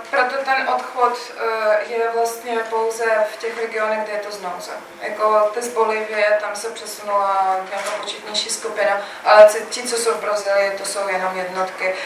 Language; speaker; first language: Czech; non-native, fluent; Russian